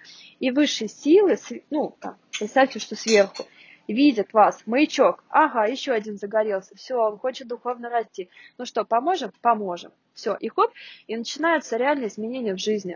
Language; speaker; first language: Russian; native; Russian